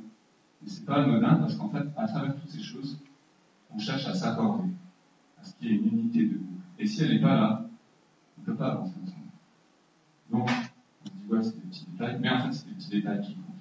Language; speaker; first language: French; native; French